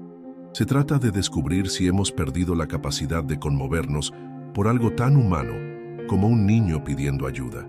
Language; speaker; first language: Spanish; native; Spanish